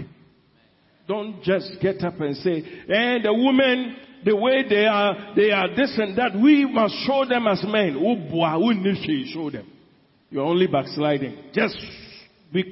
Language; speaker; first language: English; non-native, local second language; Akan